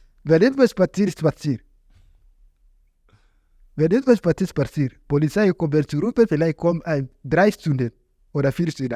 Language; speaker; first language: German; non-native, learner; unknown